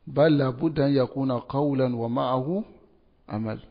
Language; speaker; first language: Arabic; non-native, fluent; Dyula